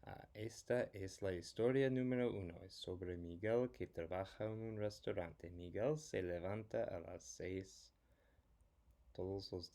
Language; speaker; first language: Spanish; non-native, fluent; English